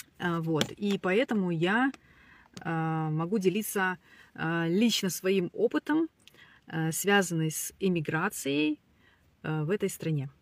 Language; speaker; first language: Russian; native; Russian